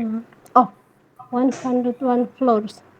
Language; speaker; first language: English; non-native, learner; Indonesian